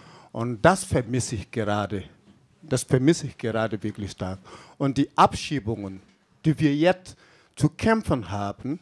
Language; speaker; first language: German; non-native, fluent; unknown